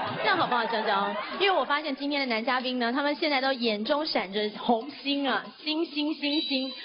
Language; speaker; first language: Chinese; native; Chinese